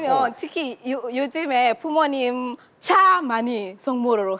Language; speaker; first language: Korean; non-native, learner; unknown